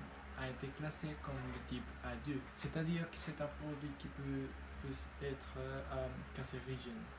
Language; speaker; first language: French; non-native, learner; Spanish